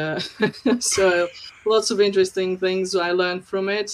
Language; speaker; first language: English; non-native, fluent; Slovak